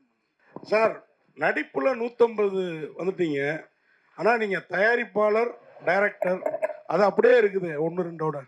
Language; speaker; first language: Tamil; native; Tamil